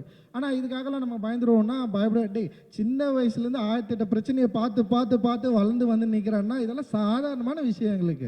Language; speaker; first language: Tamil; native; Tamil